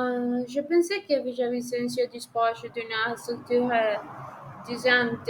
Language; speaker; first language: French; non-native, learner; Spanish